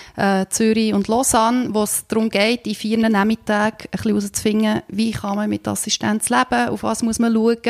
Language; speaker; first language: German; native; German